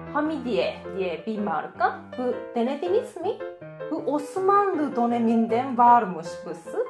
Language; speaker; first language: Turkish; non-native, fluent; Japanese